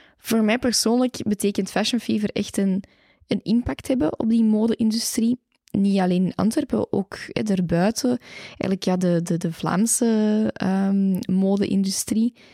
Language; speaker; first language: Dutch; native; Dutch